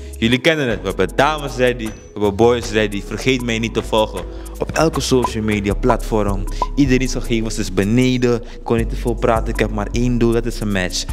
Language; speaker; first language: Dutch; native; Dutch